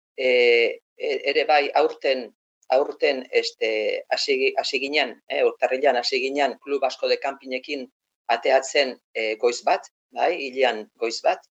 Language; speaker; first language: Basque; non-native, local second language; Spanish